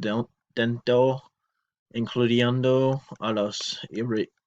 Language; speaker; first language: Spanish; non-native, learner; English